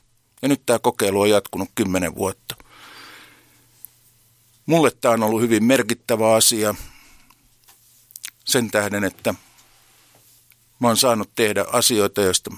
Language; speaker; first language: Finnish; native; Finnish